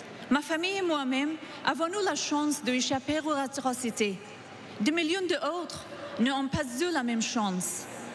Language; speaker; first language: French; non-native, fluent; Persian